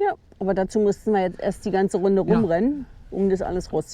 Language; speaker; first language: German; native; German